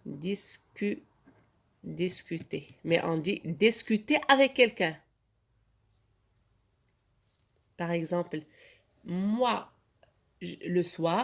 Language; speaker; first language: French; non-native, local second language; Arabic